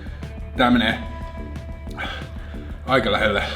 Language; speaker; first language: Finnish; native; Finnish